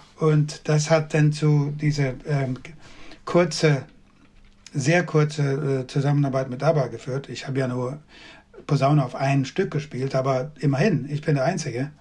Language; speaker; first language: German; non-native, fluent; Swedish